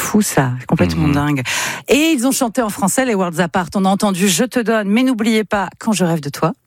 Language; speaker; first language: French; native; French